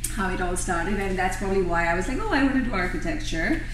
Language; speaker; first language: English; non-native, local second language; Bangla